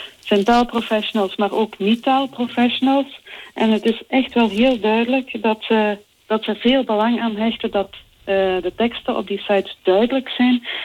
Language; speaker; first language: Dutch; native; Dutch